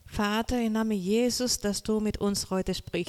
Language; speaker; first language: German; non-native, learner; Portuguese